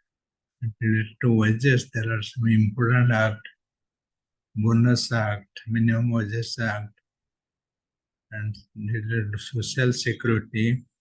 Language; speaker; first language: English; non-native, local second language; Odia